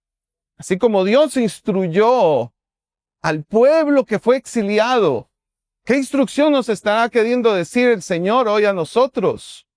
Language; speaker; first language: Spanish; native; Spanish